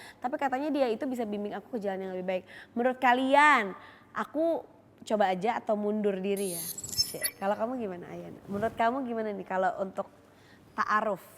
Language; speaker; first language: Indonesian; native; Indonesian